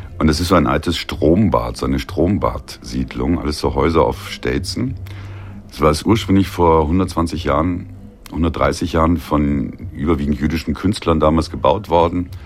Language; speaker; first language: German; native; German